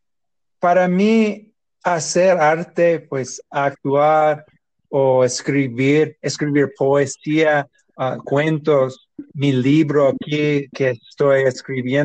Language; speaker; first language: Spanish; non-native, learner; English